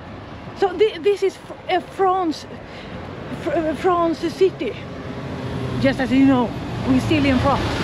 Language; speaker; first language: English; non-native, fluent; Swedish